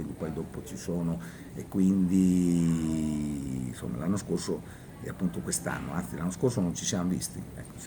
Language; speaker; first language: Italian; native; Italian